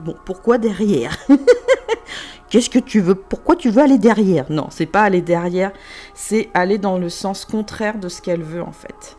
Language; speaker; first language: French; native; French